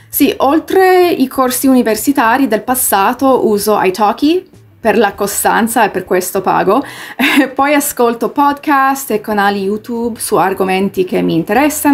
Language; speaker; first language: Italian; early bilingual, heritage; English